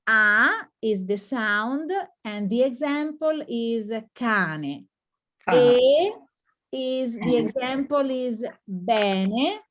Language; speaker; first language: English; non-native, fluent; Italian